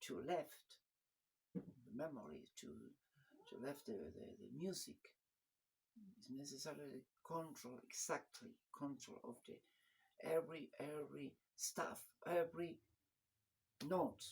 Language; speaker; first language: English; non-native, learner; Spanish